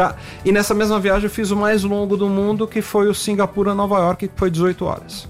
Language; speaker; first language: Portuguese; native; Portuguese